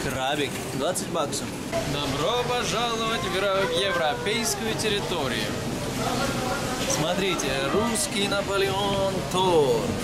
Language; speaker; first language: Russian; native; Russian